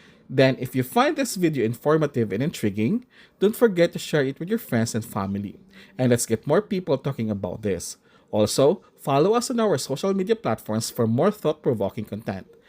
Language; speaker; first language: English; non-native, local second language; Filipino